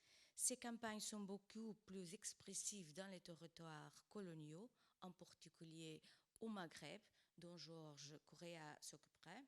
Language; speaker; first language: French; non-native, fluent; Portuguese